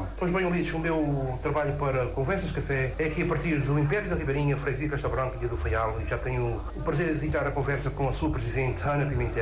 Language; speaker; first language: Portuguese; native; Portuguese